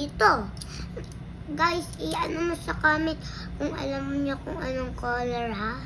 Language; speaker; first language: Filipino; native; Filipino